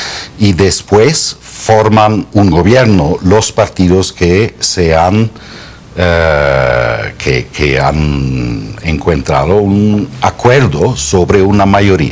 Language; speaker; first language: Spanish; non-native, fluent; German